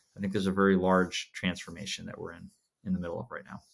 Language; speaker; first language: English; native; English